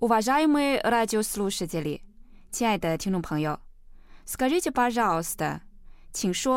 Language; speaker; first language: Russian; non-native, fluent; Chinese